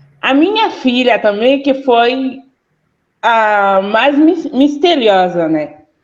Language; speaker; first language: Portuguese; non-native, fluent; Haitian Creole